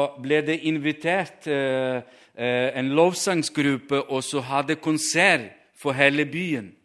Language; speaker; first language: Norwegian; non-native, fluent; Ukrainian